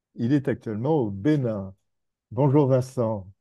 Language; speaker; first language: French; native; French